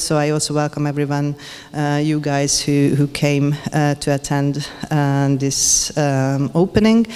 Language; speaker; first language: English; non-native, fluent; Hungarian